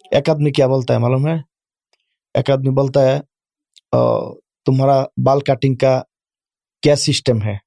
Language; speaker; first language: Urdu; non-native, learner; Bangla